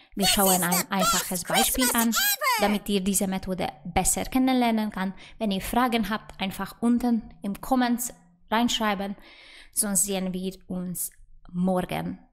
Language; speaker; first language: German; non-native, fluent; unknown